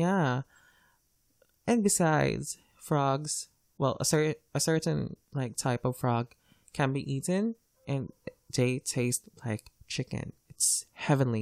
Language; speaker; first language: English; non-native, local second language; Filipino